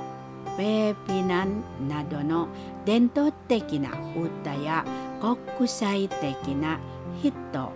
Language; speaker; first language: Japanese; non-native, fluent; Indonesian